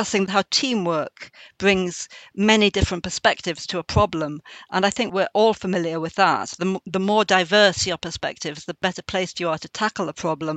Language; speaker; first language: English; native; English